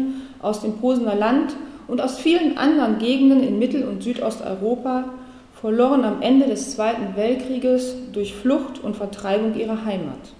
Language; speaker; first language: German; native; German